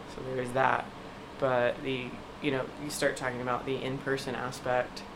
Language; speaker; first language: English; native; English